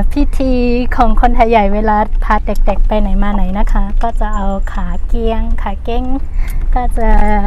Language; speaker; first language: Thai; non-native, local second language; Shan